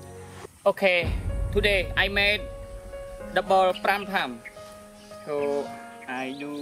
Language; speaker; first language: English; non-native, learner; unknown